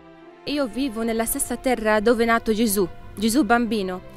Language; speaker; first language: Italian; non-native, fluent; Arabic